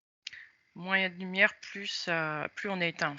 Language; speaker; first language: French; native; French